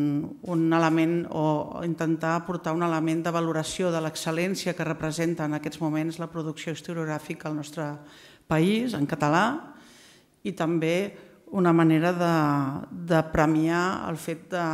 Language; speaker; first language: Catalan; native; Catalan